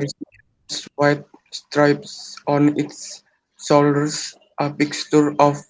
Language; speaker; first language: English; non-native, learner; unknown